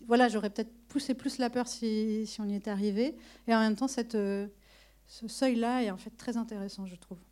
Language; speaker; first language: French; native; French